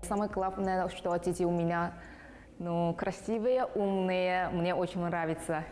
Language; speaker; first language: Russian; non-native, learner; Chinese